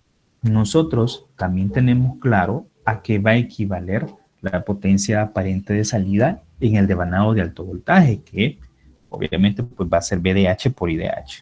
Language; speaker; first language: Spanish; native; Spanish